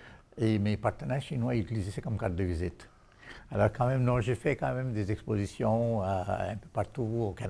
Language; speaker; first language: French; non-native, fluent; Bangla